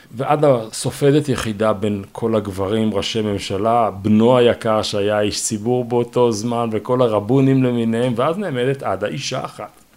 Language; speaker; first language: Hebrew; native; Hebrew